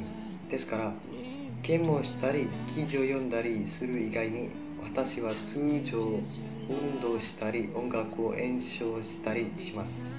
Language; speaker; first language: Japanese; non-native, learner; Indonesian